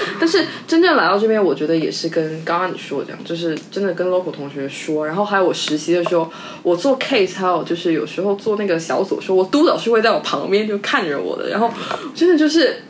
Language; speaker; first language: Chinese; non-native, local second language; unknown